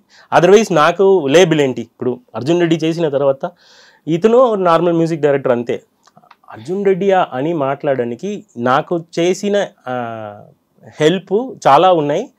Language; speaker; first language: Telugu; non-native, local second language; Tamil